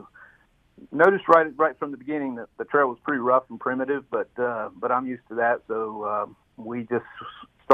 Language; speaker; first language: English; native; English